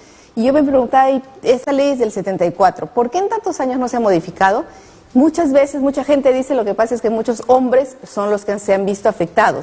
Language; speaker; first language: Spanish; native; Spanish